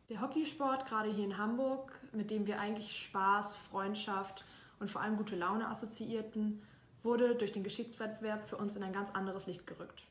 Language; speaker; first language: German; native; German